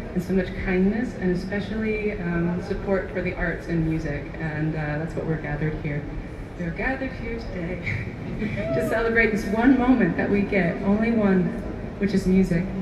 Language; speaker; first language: English; native; English